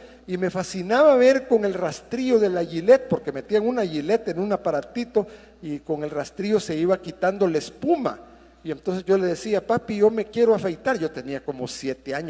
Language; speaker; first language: Spanish; native; Spanish